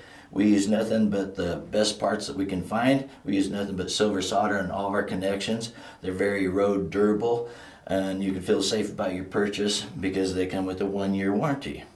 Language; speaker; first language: English; native; English